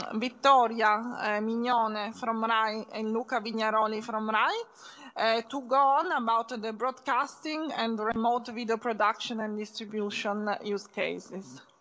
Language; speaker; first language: English; non-native, fluent; Italian